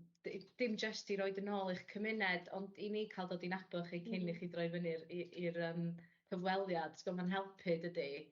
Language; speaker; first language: Welsh; native; Welsh